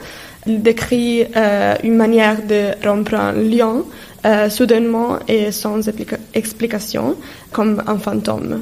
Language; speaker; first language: French; non-native, fluent; Italian